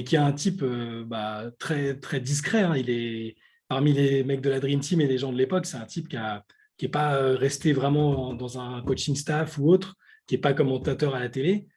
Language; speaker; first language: French; native; French